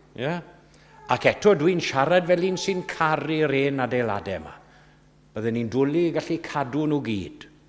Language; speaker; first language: Welsh; native; Welsh